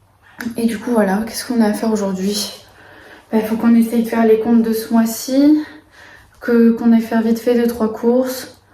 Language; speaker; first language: French; native; French